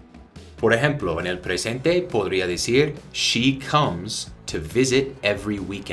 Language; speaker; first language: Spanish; non-native, fluent; English